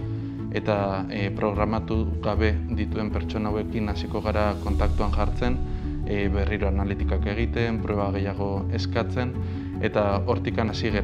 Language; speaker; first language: Basque; native; Basque